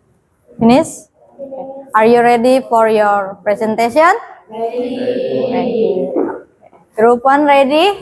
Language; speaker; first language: English; non-native, learner; Indonesian